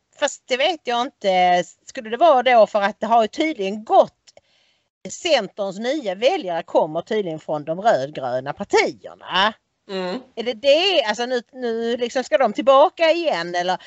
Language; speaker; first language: Swedish; native; Swedish